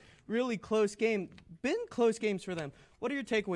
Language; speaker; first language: English; native; English